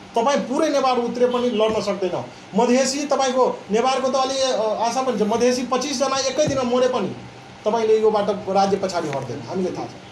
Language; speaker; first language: Nepali; non-native, local second language; Maithili